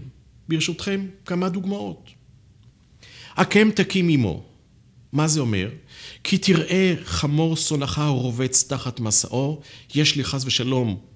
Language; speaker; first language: Hebrew; native; Hebrew